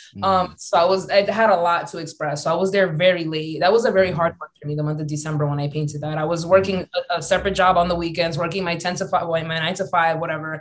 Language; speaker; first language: English; native; English